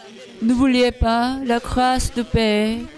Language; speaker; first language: French; non-native, learner; Korean